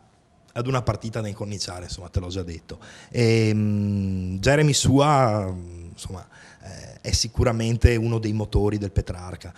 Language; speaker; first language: Italian; native; Italian